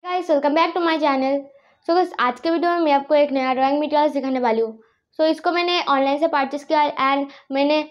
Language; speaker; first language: Hindi; non-native, local second language; Bangla